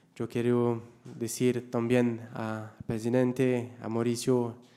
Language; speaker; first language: Spanish; non-native, learner; French